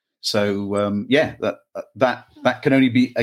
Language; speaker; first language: English; native; English